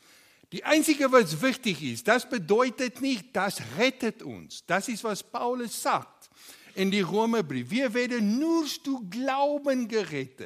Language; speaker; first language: German; non-native, learner; Afrikaans